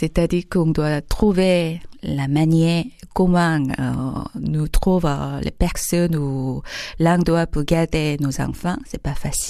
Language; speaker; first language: French; non-native, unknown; Korean